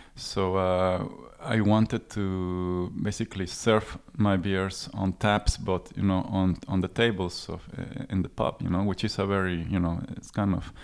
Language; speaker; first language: English; non-native, fluent; Spanish